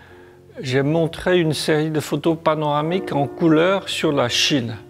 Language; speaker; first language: French; non-native, learner; Chinese